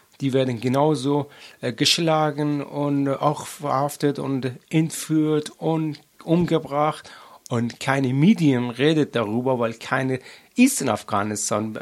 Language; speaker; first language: German; non-native, learner; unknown